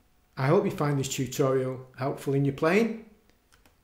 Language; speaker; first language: English; native; English